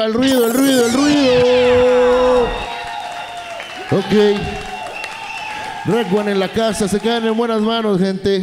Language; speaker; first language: Spanish; native; Spanish